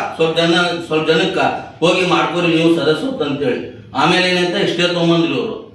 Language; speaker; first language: Kannada; non-native, local second language; Urdu